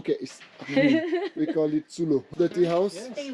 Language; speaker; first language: English; non-native, fluent; Nepali